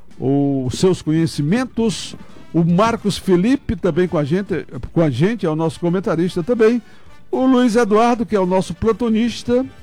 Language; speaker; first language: Portuguese; native; Portuguese